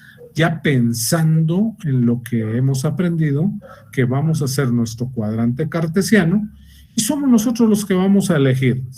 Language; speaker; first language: Spanish; native; Spanish